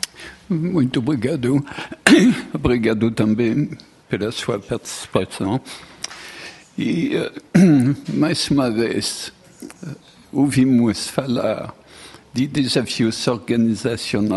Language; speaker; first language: Portuguese; non-native, fluent; French